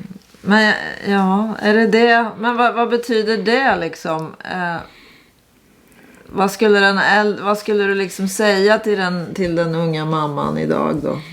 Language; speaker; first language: Swedish; native; Swedish